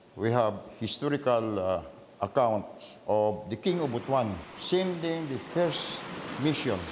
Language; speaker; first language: English; non-native, local second language; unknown